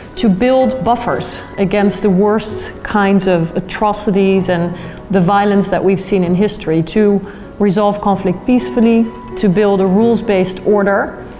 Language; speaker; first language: English; non-native, fluent; Dutch